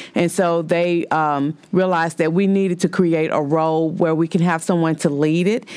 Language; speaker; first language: English; native; English